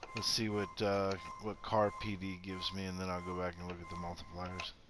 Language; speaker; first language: English; native; English